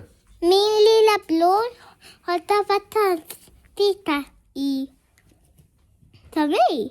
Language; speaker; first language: Swedish; early bilingual, other home language; Mongolian